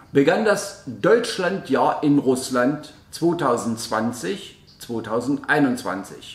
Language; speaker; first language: German; native; German